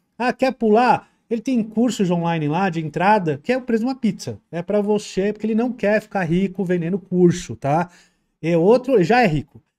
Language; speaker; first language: Portuguese; native; Portuguese